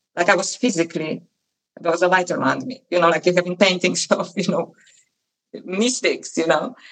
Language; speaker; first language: English; non-native, fluent; Polish